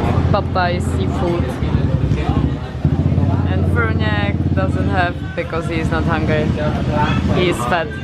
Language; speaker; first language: English; non-native, learner; Czech